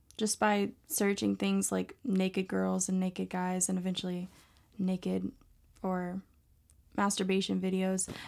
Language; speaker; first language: English; native; English